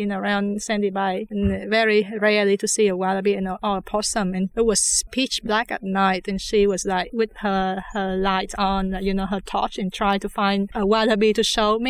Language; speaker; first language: English; non-native, fluent; Vietnamese